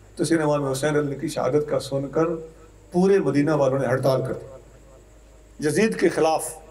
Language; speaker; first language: Urdu; non-native, local second language; Punjabi